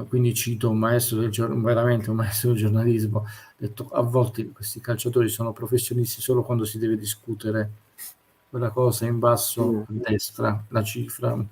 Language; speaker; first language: Italian; native; Italian